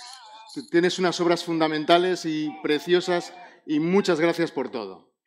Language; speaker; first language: Spanish; native; Spanish